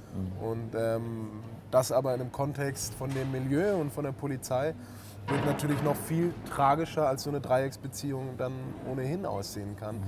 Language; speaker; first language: German; native; German